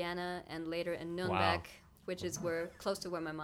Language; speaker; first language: English; non-native, fluent; German